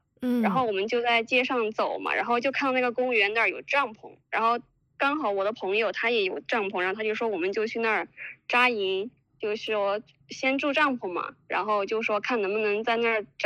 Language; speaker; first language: Chinese; native; Chinese